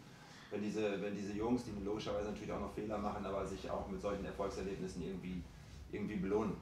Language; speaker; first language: German; native; German